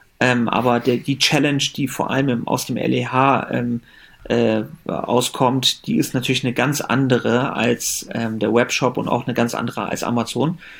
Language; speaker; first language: German; early bilingual, other home language; Persian